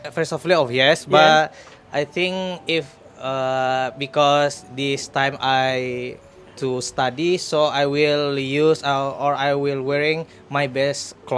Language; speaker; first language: English; non-native, learner; Indonesian